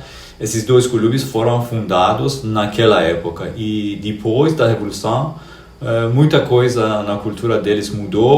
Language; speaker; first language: Portuguese; non-native, fluent; Persian